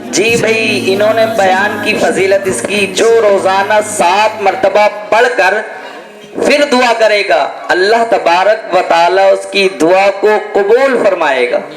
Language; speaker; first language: Urdu; native; Urdu